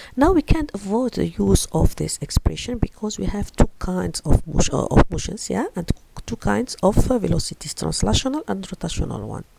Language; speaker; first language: English; non-native, fluent; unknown